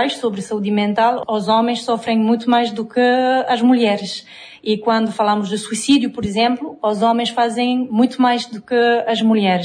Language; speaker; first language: Portuguese; non-native, fluent; French